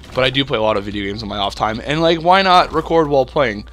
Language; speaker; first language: English; native; English